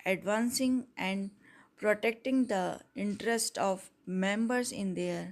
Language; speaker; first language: English; non-native, local second language; Hindi